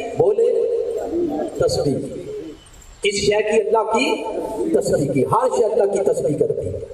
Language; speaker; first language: Urdu; non-native, local second language; Punjabi